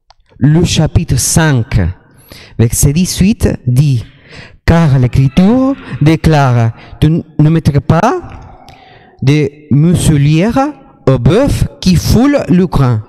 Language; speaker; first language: French; non-native, fluent; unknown